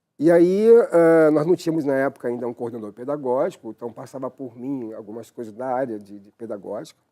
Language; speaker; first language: Portuguese; native; Portuguese